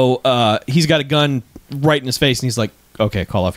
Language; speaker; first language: English; native; English